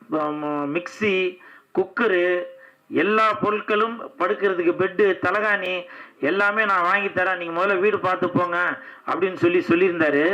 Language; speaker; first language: Tamil; native; Tamil